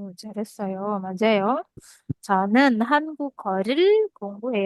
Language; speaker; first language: Korean; non-native, fluent; Indonesian